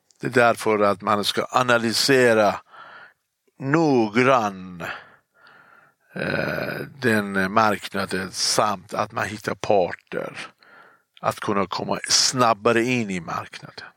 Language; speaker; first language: Swedish; non-native, fluent; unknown